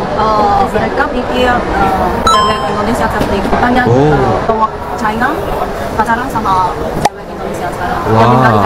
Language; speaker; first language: Indonesian; non-native, fluent; Chinese